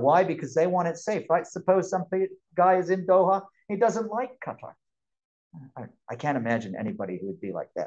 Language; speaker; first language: English; native; English